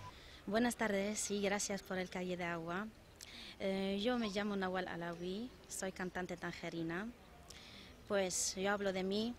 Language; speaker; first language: Spanish; non-native, fluent; Arabic